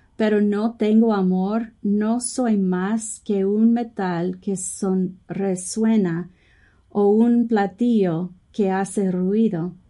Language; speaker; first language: Spanish; non-native, fluent; English